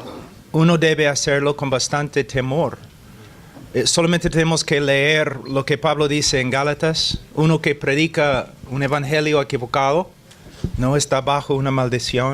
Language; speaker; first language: Spanish; non-native, fluent; English